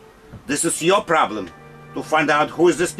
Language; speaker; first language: English; non-native, learner; Russian